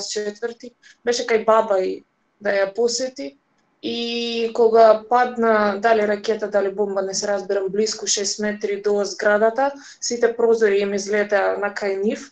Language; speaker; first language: Macedonian; early bilingual, heritage; Macedonian